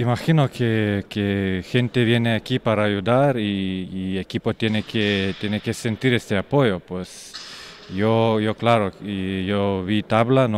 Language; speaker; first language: Spanish; non-native, learner; Lithuanian